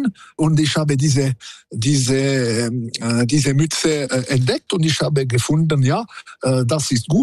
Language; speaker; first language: German; non-native, local second language; French